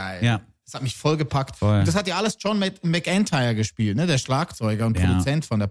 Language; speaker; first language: German; native; German